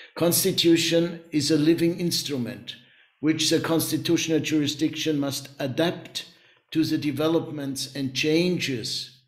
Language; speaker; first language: English; non-native, fluent; German